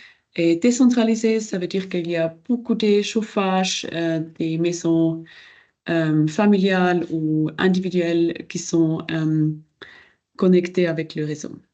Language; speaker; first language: French; non-native, local second language; German